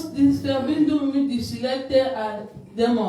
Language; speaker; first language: German; non-native, learner; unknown